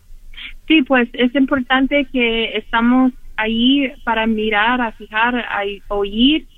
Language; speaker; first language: Spanish; early bilingual, heritage; Spanish